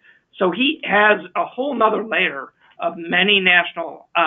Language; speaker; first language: English; native; English